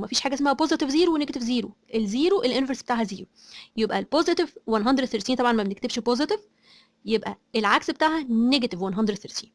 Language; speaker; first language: Arabic; native; Arabic